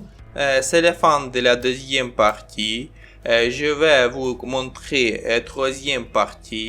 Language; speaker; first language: French; non-native, learner; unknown